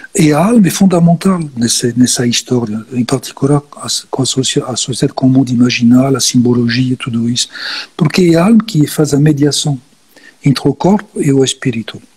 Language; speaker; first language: Portuguese; non-native, fluent; French